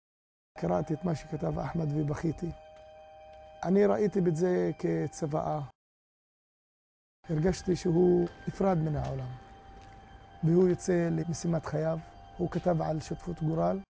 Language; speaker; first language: Hebrew; non-native, local second language; Arabic